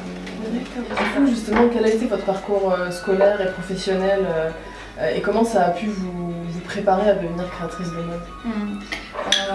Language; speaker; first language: French; native; French